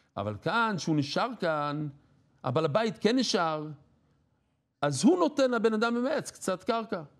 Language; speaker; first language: Hebrew; non-native, fluent; English